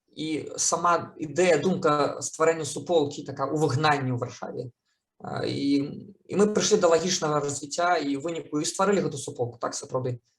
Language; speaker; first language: Belarusian; native; Belarusian